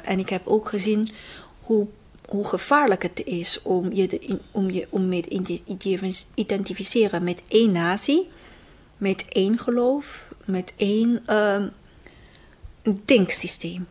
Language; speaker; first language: Dutch; non-native, fluent; Chinese